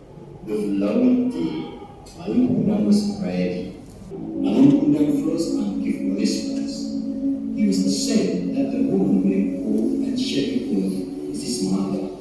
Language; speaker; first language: English; non-native, learner; Indonesian